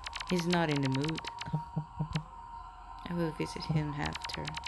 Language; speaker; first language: English; non-native, learner; Portuguese